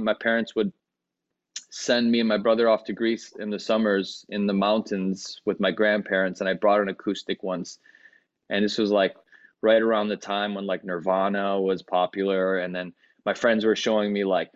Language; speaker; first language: English; early bilingual, other home language; Greek